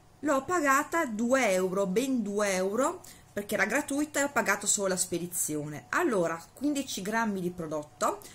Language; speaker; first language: Italian; native; Italian